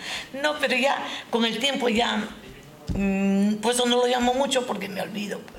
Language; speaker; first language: Spanish; non-native, local second language; Japanese